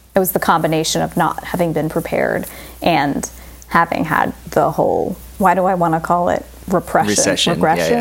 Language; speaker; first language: English; native; English